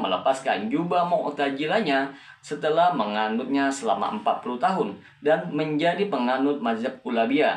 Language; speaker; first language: Indonesian; native; Indonesian